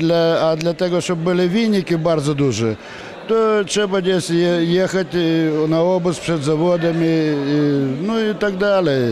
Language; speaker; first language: Polish; non-native, fluent; Ukrainian